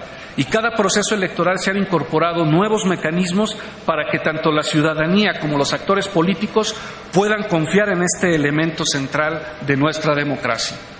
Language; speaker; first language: Spanish; native; Spanish